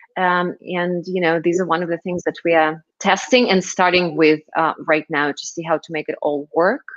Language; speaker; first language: English; non-native, fluent; Russian